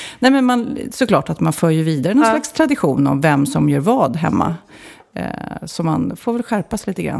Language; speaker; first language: Swedish; native; Swedish